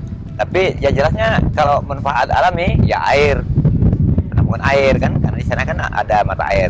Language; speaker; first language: Indonesian; non-native, local second language; Malay